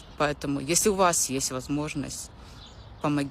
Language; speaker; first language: Russian; native; Russian